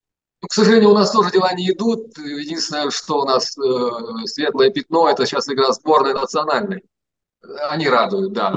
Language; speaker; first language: Russian; native; Russian